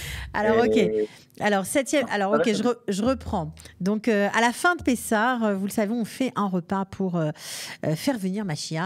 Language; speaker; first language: French; native; French